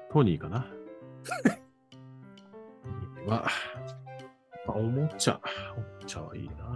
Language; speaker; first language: Japanese; native; Japanese